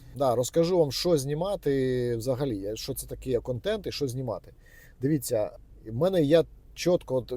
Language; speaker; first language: Ukrainian; native; Ukrainian